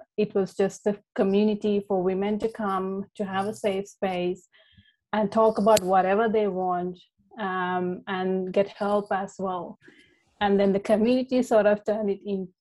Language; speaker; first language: English; non-native, local second language; Sinhala